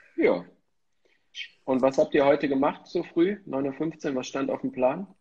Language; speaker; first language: German; native; German